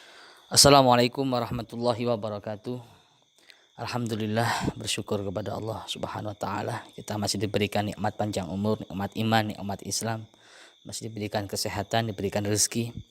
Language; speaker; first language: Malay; non-native, local second language; Javanese